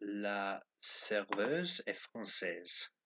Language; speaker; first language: French; non-native, learner; English